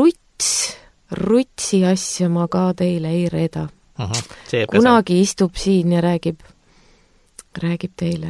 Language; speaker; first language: Estonian; native; Estonian